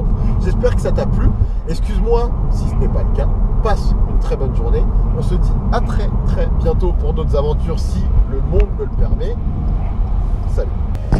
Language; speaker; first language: French; native; French